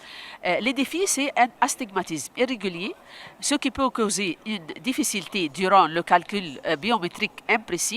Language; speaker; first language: French; non-native, local second language; Arabic